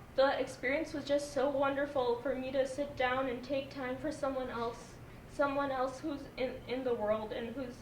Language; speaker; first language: English; early bilingual, other home language; Urdu